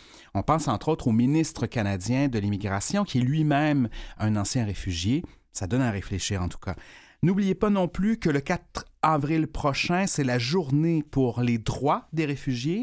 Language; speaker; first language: French; native; French